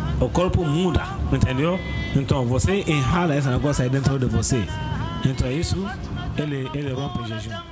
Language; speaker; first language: Portuguese; non-native, learner; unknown